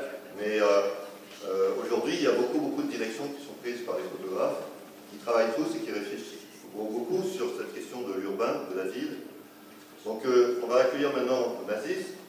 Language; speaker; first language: French; native; French